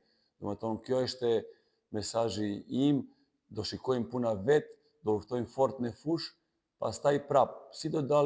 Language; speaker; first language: Albanian; non-native, learner; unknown